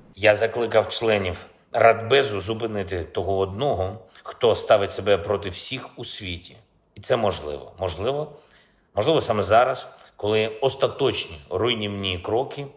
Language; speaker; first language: Ukrainian; non-native, local second language; Russian